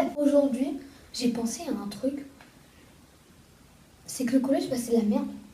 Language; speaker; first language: French; native; French